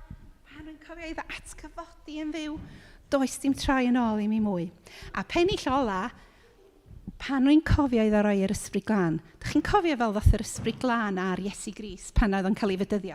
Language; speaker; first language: Welsh; native; Welsh